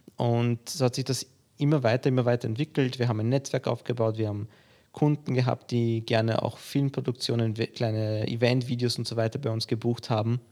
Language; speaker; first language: German; early bilingual, other home language; Polish